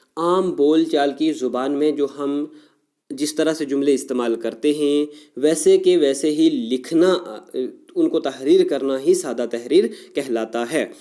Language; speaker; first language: Urdu; non-native, local second language; Kashmiri